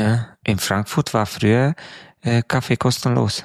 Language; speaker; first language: German; non-native, fluent; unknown